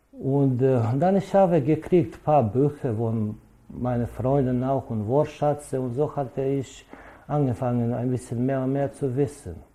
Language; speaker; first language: German; non-native, learner; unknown